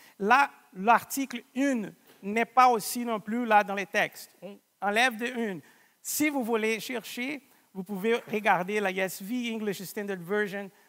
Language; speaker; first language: French; non-native, fluent; Portuguese